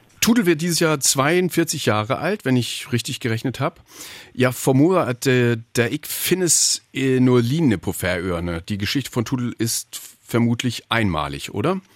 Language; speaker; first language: German; native; German